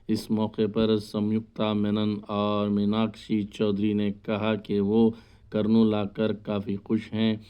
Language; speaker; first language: Urdu; native; Urdu